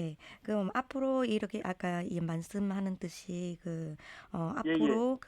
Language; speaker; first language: Korean; non-native, learner; Vietnamese